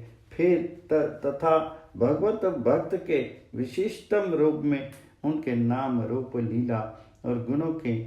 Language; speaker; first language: Hindi; native; Hindi